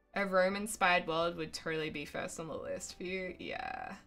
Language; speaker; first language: English; native; English